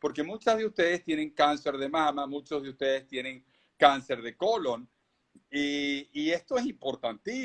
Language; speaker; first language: Spanish; native; Spanish